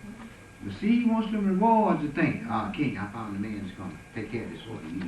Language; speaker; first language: English; native; English